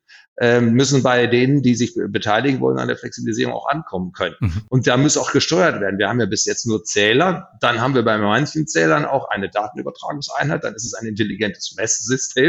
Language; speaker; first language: German; native; German